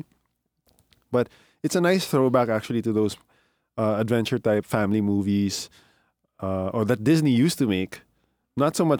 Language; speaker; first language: English; non-native, local second language; Filipino